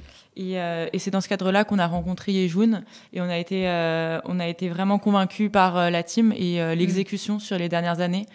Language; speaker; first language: French; native; French